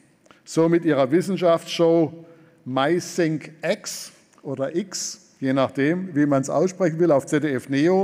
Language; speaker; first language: German; native; German